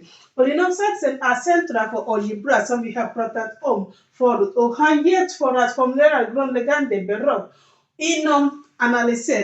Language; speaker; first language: Swedish; non-native, learner; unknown